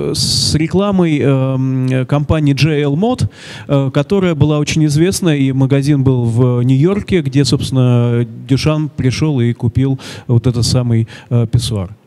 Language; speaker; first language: Russian; native; Russian